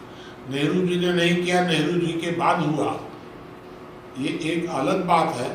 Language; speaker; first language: Hindi; native; Hindi